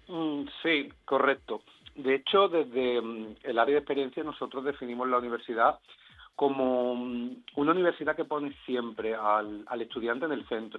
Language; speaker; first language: Spanish; native; Spanish